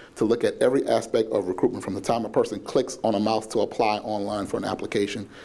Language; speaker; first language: English; native; English